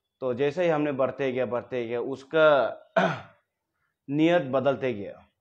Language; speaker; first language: Hindi; non-native, local second language; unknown